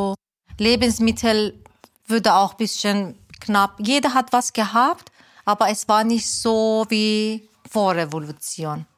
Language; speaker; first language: German; non-native, learner; Persian